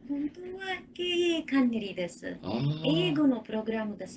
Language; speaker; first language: Japanese; non-native, learner; Arabic